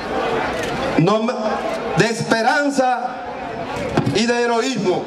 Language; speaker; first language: Spanish; native; Spanish